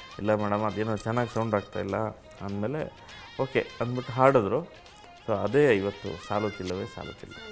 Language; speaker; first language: Kannada; native; Kannada